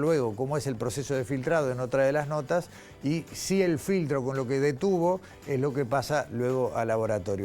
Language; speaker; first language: Spanish; native; Spanish